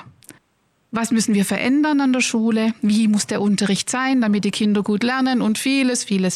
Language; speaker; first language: German; native; German